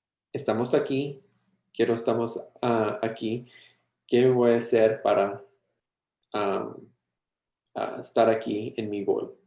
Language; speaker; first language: Spanish; early bilingual, heritage; English